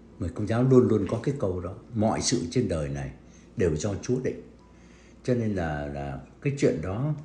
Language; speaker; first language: Vietnamese; native; Vietnamese